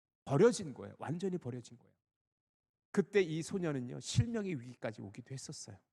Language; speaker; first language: Korean; native; Korean